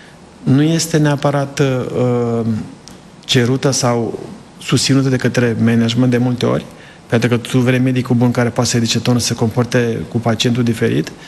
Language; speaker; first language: Romanian; native; Romanian